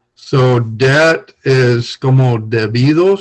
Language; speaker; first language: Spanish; non-native, learner; English